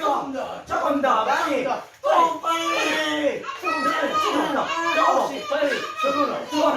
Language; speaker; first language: Korean; early bilingual, heritage; Korean